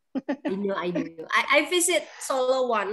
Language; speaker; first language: English; non-native, fluent; Indonesian